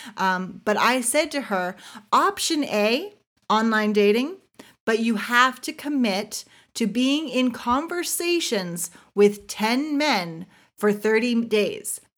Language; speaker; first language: English; native; English